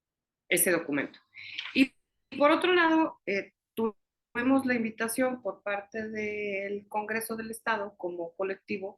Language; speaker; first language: Spanish; native; Spanish